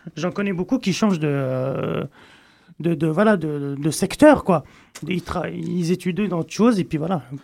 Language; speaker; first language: French; native; French